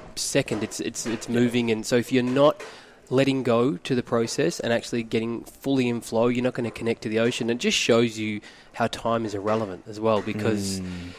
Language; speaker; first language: English; native; English